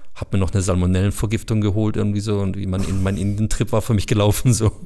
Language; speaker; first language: German; early bilingual, other home language; Bosnian